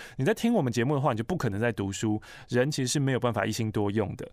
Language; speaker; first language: Chinese; native; Chinese